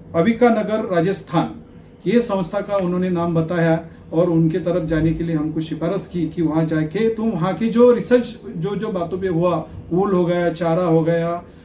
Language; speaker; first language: Hindi; non-native, local second language; Marathi